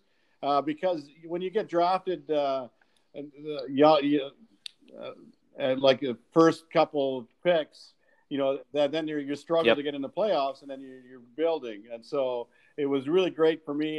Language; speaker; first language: English; native; English